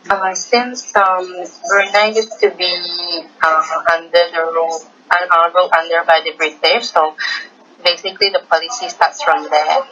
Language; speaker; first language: English; non-native, local second language; Malay